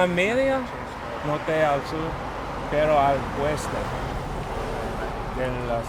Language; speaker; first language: Spanish; non-native, learner; English